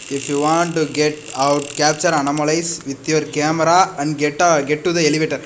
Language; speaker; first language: English; non-native, local second language; Tamil